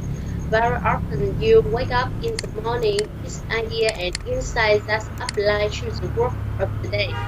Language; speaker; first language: English; non-native, learner; Vietnamese